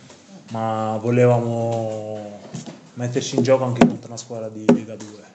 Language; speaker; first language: Italian; non-native, fluent; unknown